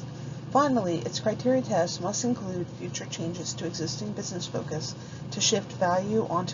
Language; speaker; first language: English; native; English